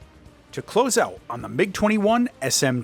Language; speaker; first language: English; native; English